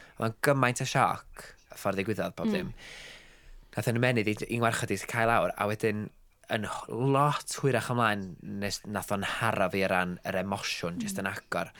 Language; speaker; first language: Welsh; native; Welsh